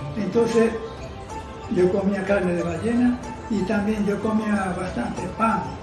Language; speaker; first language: Spanish; non-native, fluent; Japanese